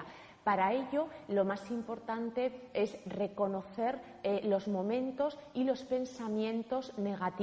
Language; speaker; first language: Spanish; native; Spanish